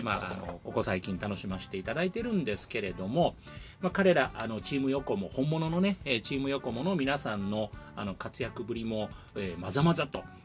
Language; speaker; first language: Japanese; native; Japanese